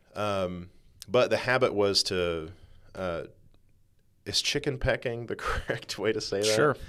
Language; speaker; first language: English; native; English